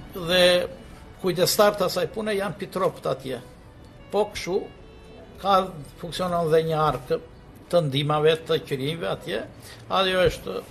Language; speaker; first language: Albanian; native; Albanian